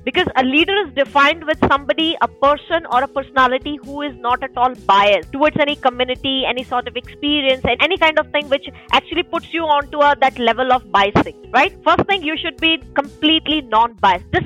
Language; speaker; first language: English; non-native, local second language; Hindi